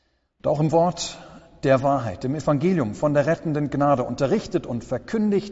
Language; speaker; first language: German; native; German